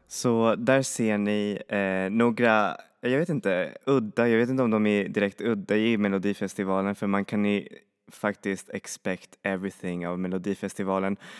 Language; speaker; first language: Swedish; native; Swedish